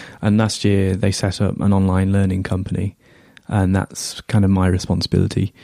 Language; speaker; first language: English; native; English